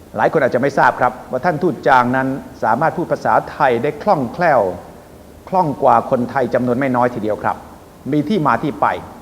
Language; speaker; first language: Thai; native; Thai